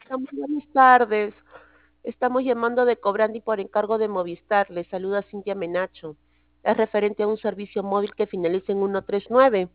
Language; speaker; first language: Spanish; native; Spanish